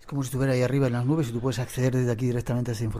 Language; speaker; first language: Spanish; native; Spanish